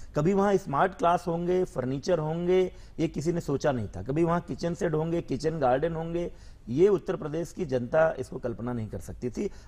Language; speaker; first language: Hindi; native; Hindi